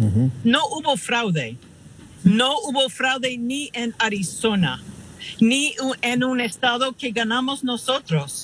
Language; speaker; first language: Spanish; non-native, fluent; English